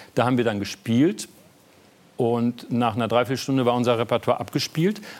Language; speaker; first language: German; native; German